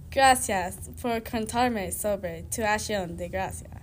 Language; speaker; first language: Spanish; non-native, learner; English